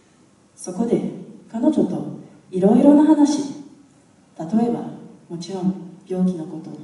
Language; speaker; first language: Japanese; non-native, fluent; English